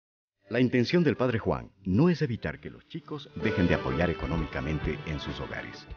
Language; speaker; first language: Spanish; native; Spanish